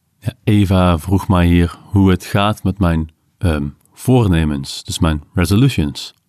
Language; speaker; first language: Dutch; native; Dutch